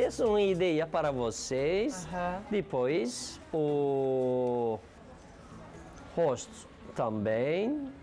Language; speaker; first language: Portuguese; non-native, learner; Turkish